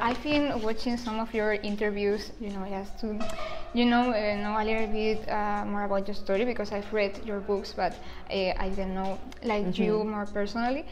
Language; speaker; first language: English; non-native, fluent; Spanish